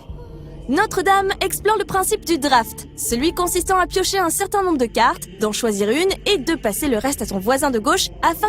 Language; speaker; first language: French; native; French